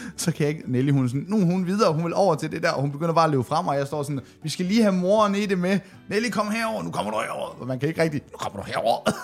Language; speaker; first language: Danish; native; Danish